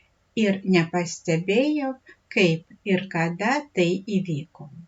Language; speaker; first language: Lithuanian; non-native, fluent; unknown